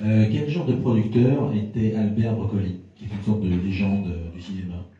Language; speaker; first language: French; native; French